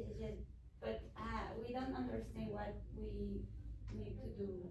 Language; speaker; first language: English; non-native, learner; Spanish